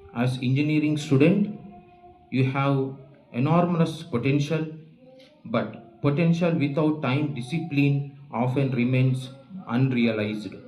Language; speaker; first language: English; non-native, local second language; Telugu